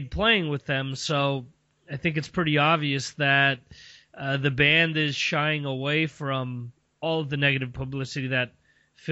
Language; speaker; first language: English; native; English